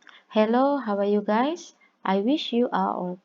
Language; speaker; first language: English; non-native, fluent; Indonesian